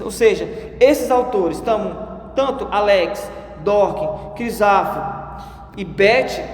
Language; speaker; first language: Portuguese; native; Portuguese